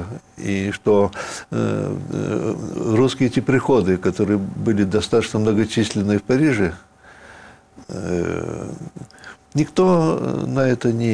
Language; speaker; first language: Russian; early bilingual, heritage; Russian